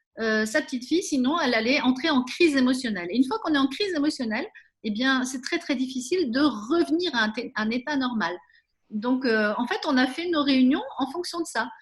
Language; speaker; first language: French; native; French